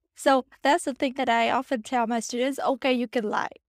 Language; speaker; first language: English; non-native, fluent; Vietnamese